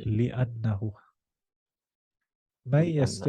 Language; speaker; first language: Arabic; non-native, fluent; English